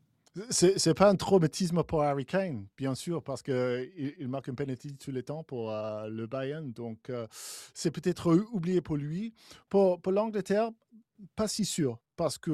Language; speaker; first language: French; non-native, fluent; English